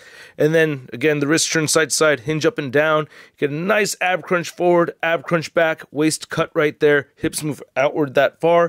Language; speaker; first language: English; native; English